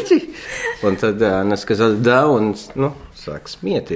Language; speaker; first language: Russian; non-native, learner; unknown